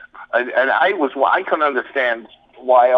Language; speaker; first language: English; native; English